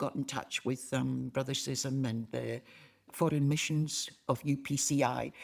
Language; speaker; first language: English; native; English